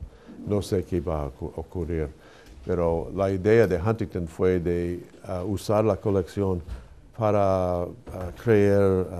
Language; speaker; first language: Spanish; non-native, fluent; English